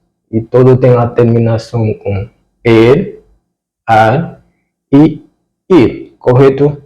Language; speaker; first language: Portuguese; non-native, fluent; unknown